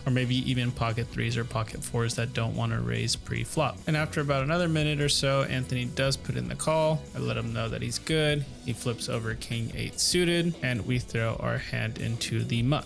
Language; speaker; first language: English; native; English